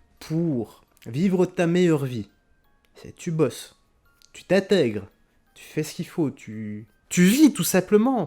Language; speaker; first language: French; native; French